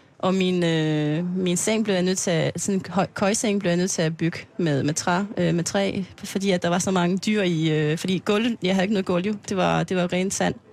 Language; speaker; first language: Danish; non-native, fluent; French